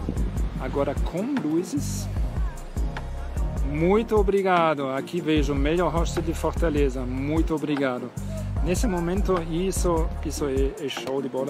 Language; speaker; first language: Portuguese; non-native, fluent; German